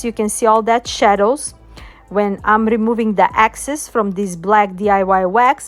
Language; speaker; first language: English; non-native, fluent; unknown